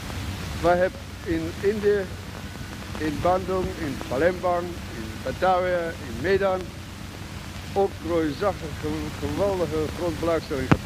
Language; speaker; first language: Dutch; non-native, fluent; Russian